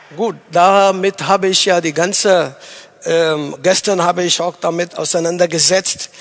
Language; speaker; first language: German; non-native, fluent; Tamil